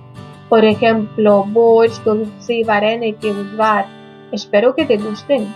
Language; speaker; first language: Spanish; non-native, learner; Ukrainian